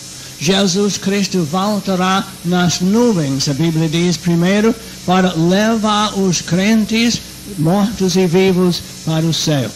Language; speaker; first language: Portuguese; non-native, fluent; English